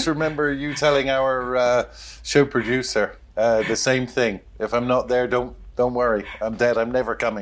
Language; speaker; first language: English; native; English